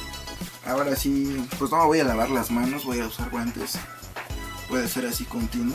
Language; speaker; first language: Spanish; native; Spanish